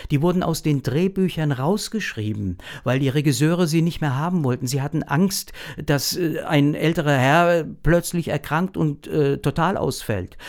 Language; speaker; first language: German; native; German